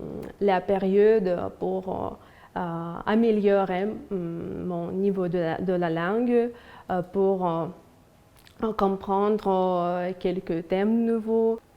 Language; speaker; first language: French; non-native, fluent; Russian